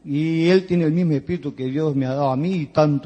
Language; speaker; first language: Spanish; native; Spanish